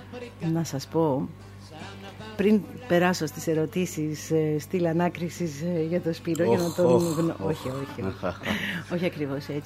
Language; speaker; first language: Greek; native; Greek